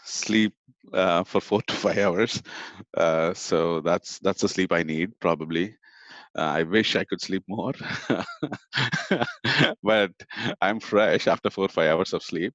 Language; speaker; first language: English; non-native, local second language; Tamil